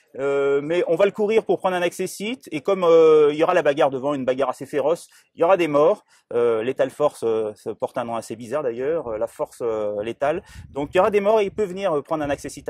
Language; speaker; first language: French; native; French